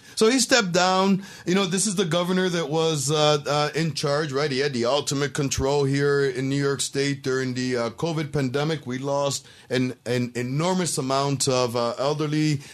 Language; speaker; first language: English; early bilingual, other home language; Spanish